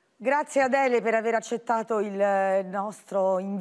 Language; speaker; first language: Italian; native; Italian